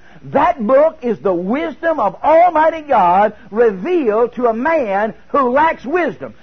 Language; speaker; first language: English; native; English